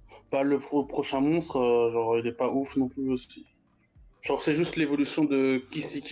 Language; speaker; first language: French; native; French